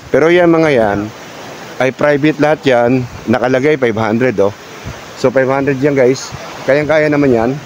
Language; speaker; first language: Filipino; non-native, local second language; Cebuano